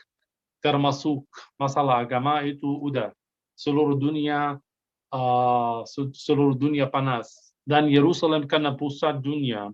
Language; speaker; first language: Indonesian; non-native, fluent; Arabic